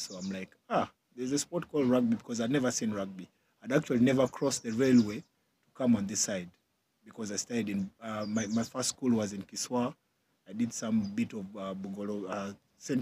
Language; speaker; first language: English; non-native, local second language; Ganda